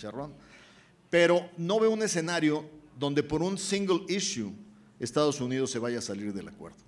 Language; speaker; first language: Spanish; native; Spanish